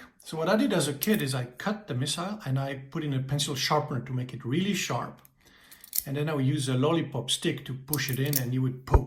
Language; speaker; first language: English; native; English